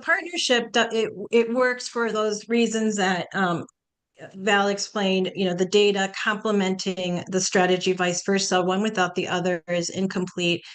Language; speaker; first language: English; early bilingual, other home language; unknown